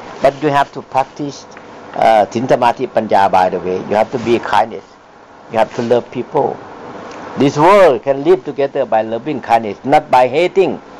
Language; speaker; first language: English; non-native, fluent; Thai